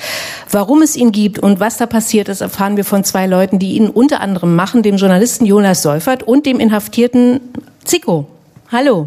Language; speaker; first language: German; native; German